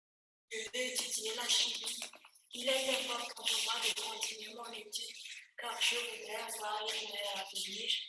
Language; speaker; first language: French; non-native, local second language; Malagasy